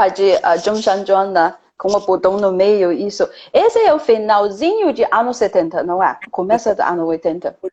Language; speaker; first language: Portuguese; non-native, fluent; Chinese